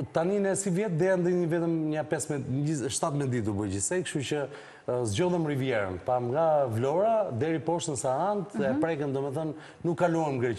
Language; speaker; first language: Albanian; native; Albanian